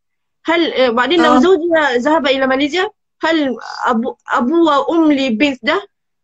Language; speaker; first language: Arabic; non-native, learner; Malay